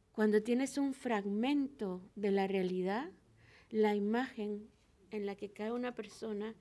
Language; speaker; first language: Spanish; native; Spanish